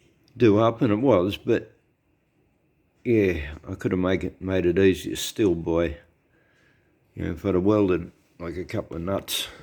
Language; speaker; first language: English; native; English